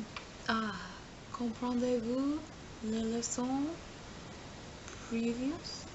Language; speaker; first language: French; non-native, learner; English